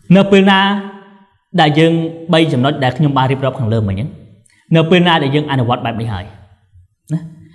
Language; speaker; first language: Khmer; non-native, local second language; Eastern Cham